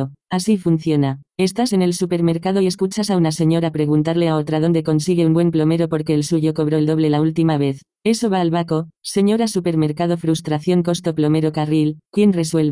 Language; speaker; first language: Spanish; native; Spanish